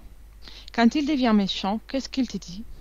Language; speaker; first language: French; non-native, fluent; Italian